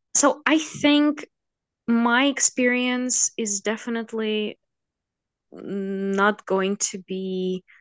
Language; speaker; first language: English; non-native, fluent; Russian